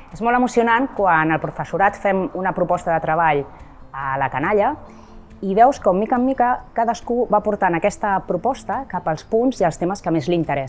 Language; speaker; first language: Catalan; native; Catalan